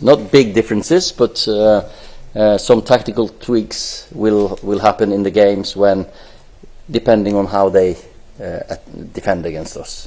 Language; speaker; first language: English; non-native, fluent; Norwegian